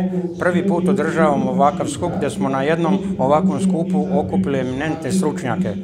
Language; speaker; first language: Serbian; native; Serbian